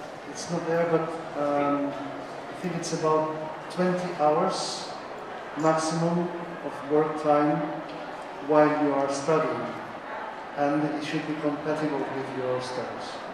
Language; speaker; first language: English; non-native, fluent; Spanish